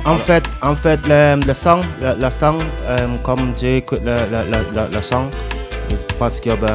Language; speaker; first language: French; non-native, learner; English